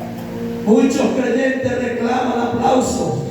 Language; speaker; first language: Spanish; native; Spanish